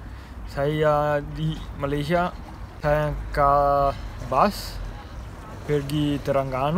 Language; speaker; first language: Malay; non-native, learner; Italian